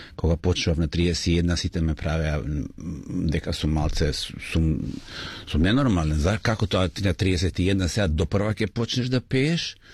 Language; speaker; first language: Macedonian; native; Macedonian